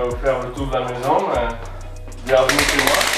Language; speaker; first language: French; early bilingual, other home language; Russian